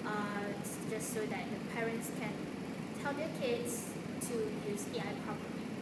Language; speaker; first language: English; non-native, local second language; Malay